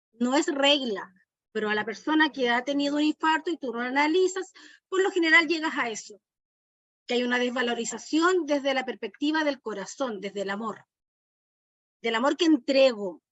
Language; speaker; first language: Spanish; native; Spanish